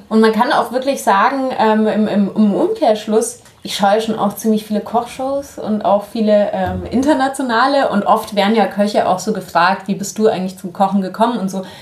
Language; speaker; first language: German; native; German